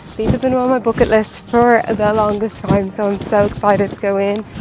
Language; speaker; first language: English; native; English